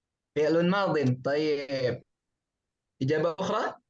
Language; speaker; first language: Arabic; non-native, fluent; Indonesian